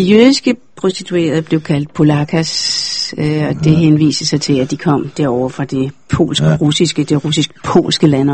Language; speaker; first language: Danish; native; Danish